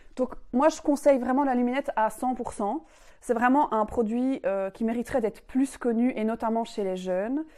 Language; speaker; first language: French; native; French